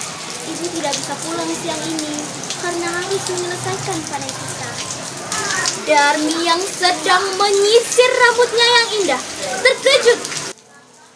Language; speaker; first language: Indonesian; non-native, local second language; Balinese